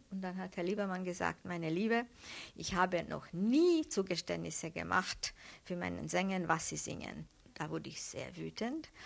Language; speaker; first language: German; non-native, fluent; Hungarian